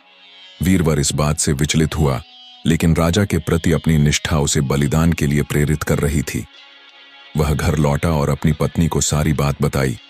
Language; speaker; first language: Hindi; native; Hindi